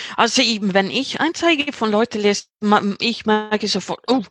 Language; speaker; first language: German; non-native, fluent; Swedish